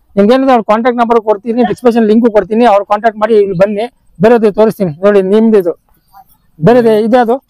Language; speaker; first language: Kannada; non-native, local second language; Urdu